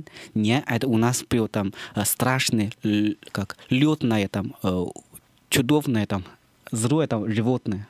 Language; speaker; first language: Russian; non-native, learner; Chinese